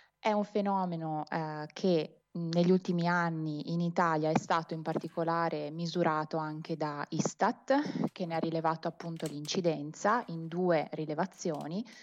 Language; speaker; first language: Italian; native; Italian